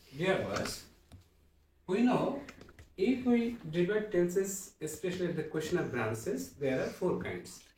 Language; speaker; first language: English; non-native, local second language; Bangla